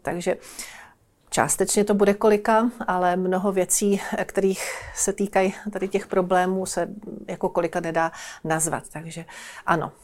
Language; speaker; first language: Czech; native; Czech